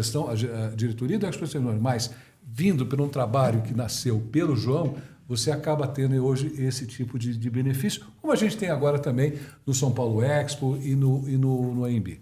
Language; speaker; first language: Portuguese; native; Portuguese